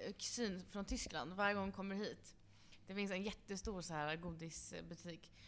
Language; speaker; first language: Swedish; early bilingual, other home language; Kurdish